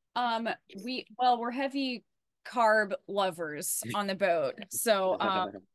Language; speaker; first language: English; native; English